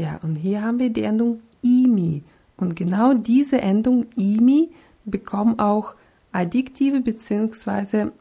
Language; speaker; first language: German; non-native, fluent; Russian